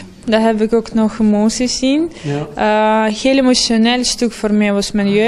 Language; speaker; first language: Dutch; non-native, learner; Russian